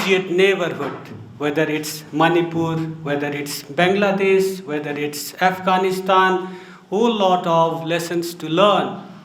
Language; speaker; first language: English; non-native, local second language; Nepali